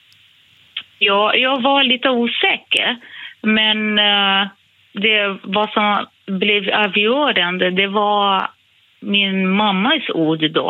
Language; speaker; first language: Swedish; non-native, fluent; Portuguese